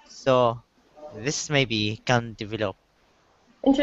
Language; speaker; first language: English; non-native, learner; Arabic